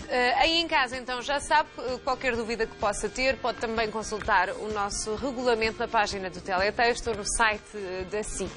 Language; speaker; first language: Portuguese; native; Portuguese